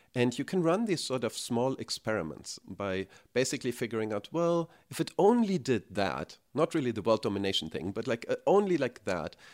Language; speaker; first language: English; non-native, fluent; German